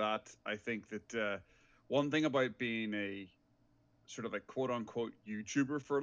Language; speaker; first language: English; native; English